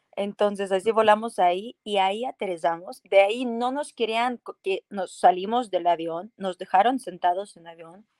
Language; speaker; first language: Spanish; non-native, fluent; Ukrainian